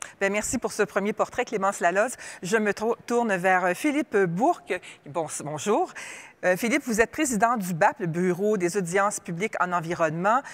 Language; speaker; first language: French; native; French